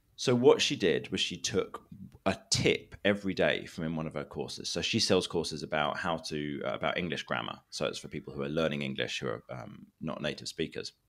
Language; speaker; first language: English; native; English